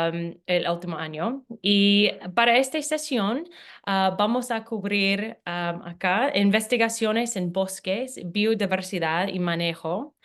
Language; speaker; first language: Spanish; non-native, fluent; English